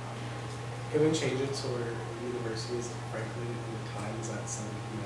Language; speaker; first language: English; native; English